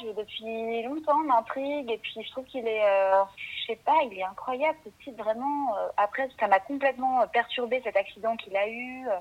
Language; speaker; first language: French; native; French